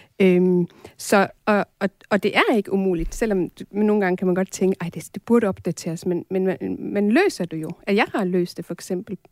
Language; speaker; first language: Danish; early bilingual, other home language; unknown